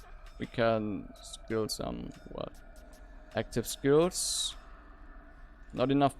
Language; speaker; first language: English; non-native, fluent; German